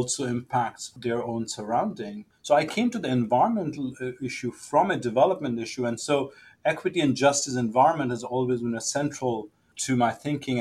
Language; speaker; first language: English; non-native, local second language; Hindi